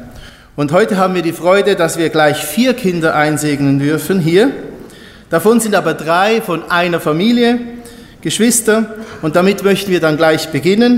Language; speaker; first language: German; native; German